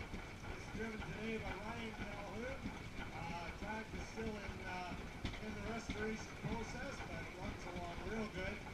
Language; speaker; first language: English; native; English